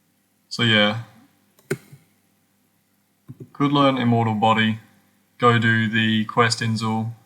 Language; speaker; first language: English; native; English